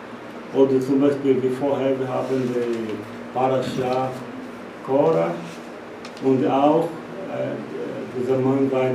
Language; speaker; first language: German; non-native, learner; Portuguese